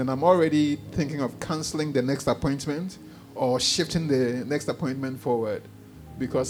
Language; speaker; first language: English; non-native, local second language; Akan